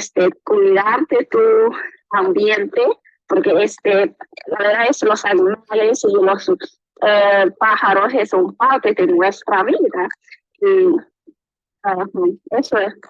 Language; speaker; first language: Spanish; non-native, learner; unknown